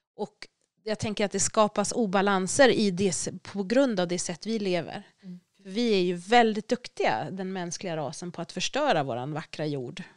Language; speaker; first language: Swedish; native; Swedish